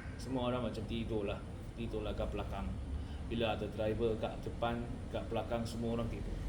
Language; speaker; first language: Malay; non-native, learner; Korean